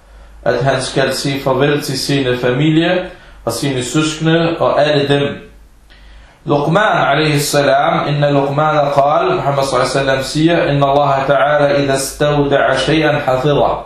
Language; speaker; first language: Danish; early bilingual, other home language; Arabic